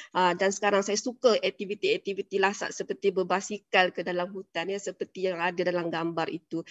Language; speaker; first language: Malay; native; Malay